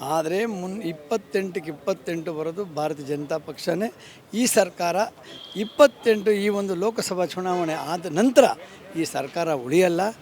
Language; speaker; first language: Kannada; native; Kannada